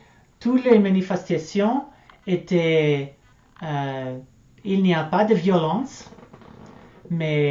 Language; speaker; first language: French; non-native, learner; English